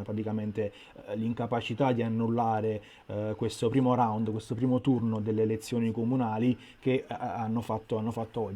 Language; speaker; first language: Italian; native; Italian